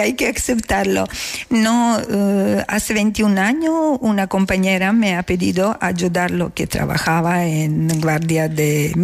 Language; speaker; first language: Spanish; non-native, fluent; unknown